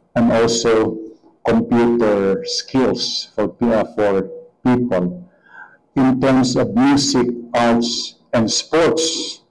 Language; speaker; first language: English; non-native, local second language; Hiligaynon